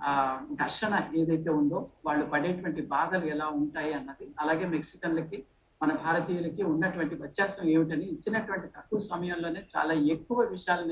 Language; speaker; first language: Telugu; native; Telugu